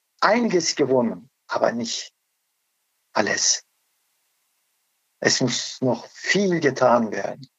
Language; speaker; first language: German; non-native, learner; Turkish